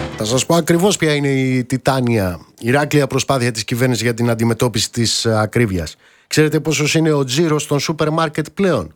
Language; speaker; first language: Greek; native; Greek